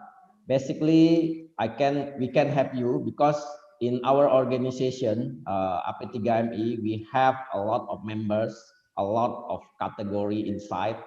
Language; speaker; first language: English; non-native, fluent; Indonesian